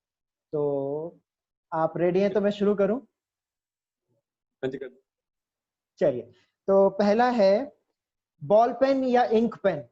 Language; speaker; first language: Hindi; native; Hindi